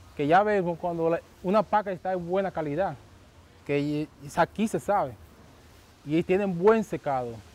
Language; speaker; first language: Spanish; native; Spanish